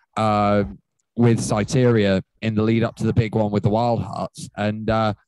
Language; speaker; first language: English; native; English